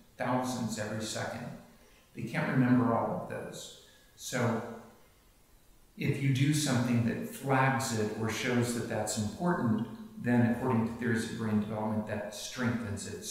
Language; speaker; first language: English; native; English